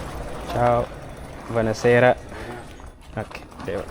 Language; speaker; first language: Italian; non-native, learner; Amharic